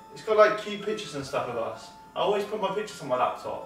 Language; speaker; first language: English; native; English